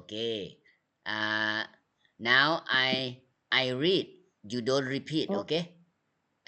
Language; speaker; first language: English; non-native, learner; Thai